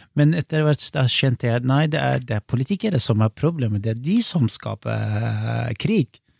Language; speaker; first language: Norwegian; non-native, fluent; Kurdish